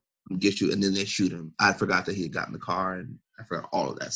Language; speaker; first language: English; native; English